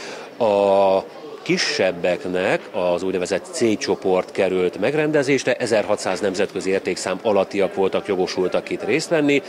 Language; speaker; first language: Hungarian; native; Hungarian